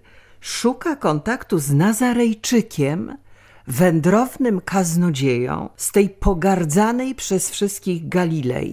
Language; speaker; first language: Polish; native; Polish